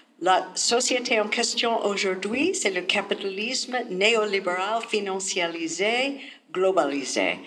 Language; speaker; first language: French; non-native, learner; English